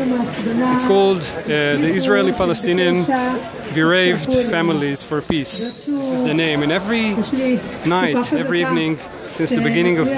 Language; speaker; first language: English; non-native, fluent; Hebrew